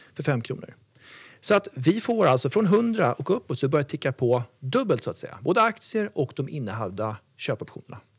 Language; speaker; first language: Swedish; native; Swedish